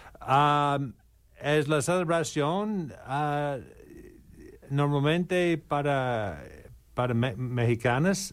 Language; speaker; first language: Spanish; non-native, learner; English